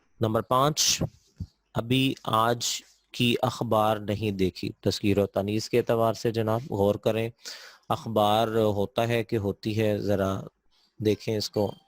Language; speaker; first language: Urdu; non-native, local second language; Punjabi